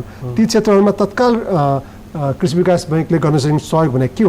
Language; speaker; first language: Nepali; native; Nepali